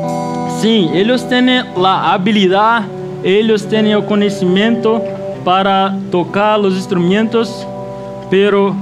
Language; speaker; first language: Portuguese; non-native, learner; Spanish